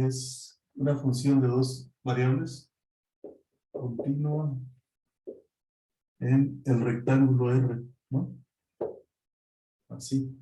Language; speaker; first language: Spanish; native; Spanish